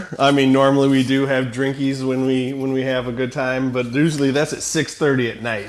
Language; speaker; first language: English; native; English